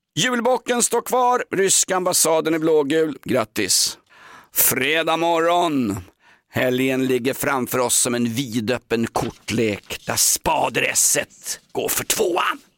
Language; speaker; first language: Swedish; native; Swedish